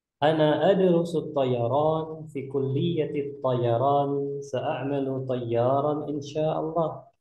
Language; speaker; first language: Arabic; non-native, fluent; Indonesian